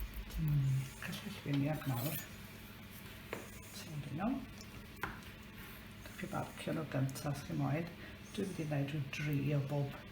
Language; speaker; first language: Welsh; native; Welsh